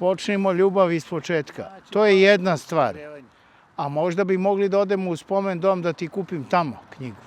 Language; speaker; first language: Bosnian; native; Bosnian